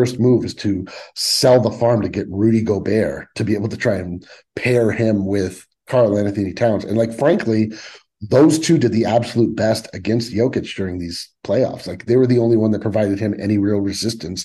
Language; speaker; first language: English; native; English